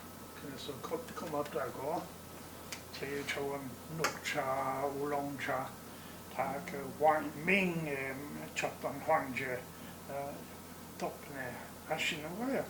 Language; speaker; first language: Korean; non-native, learner; English